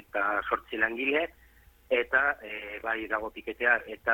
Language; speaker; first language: Basque; native; Basque